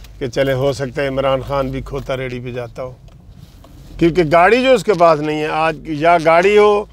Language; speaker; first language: Urdu; non-native, local second language; Punjabi